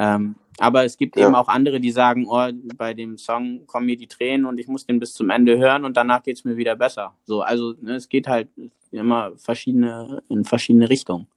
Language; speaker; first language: German; native; German